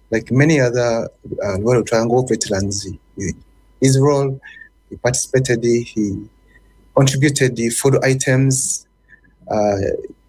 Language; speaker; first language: English; non-native, local second language; Ganda